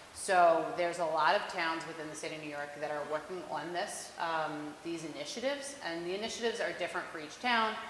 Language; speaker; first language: English; native; English